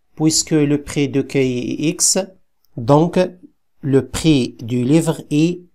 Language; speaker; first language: French; non-native, local second language; Arabic